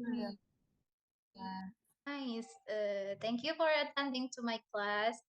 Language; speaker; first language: English; non-native, learner; Indonesian